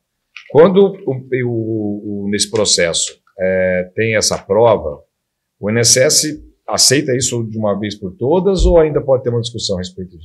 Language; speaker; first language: Portuguese; native; Portuguese